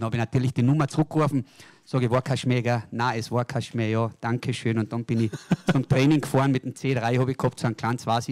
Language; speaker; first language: German; native; German